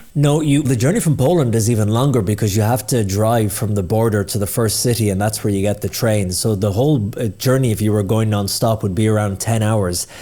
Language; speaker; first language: English; native; English